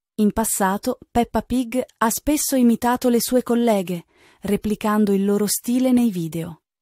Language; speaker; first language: Italian; native; Italian